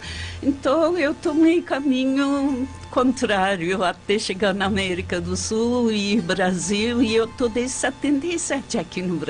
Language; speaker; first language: Portuguese; non-native, fluent; Persian